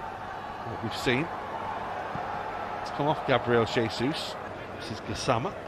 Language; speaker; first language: English; native; English